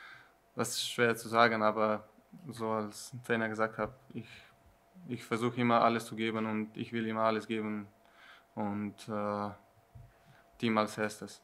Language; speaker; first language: German; non-native, learner; Slovenian